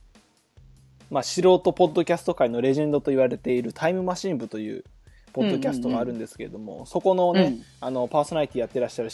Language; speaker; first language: Japanese; native; Japanese